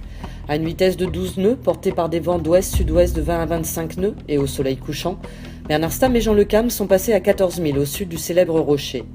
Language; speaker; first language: French; native; French